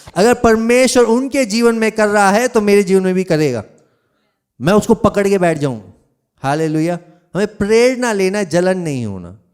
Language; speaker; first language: Hindi; non-native, local second language; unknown